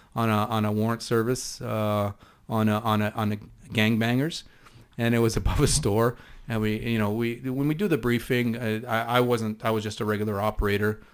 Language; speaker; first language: English; non-native, fluent; Hebrew